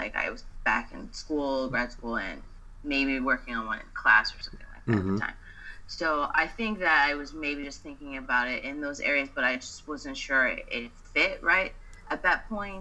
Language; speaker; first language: English; native; English